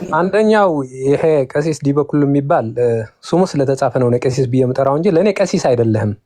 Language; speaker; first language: Amharic; non-native, fluent; Tigrinya